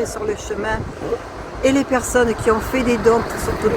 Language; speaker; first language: French; native; French